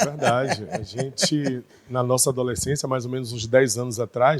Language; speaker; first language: Portuguese; native; Portuguese